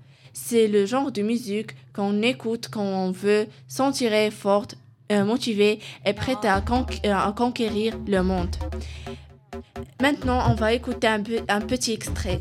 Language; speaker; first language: French; non-native, learner; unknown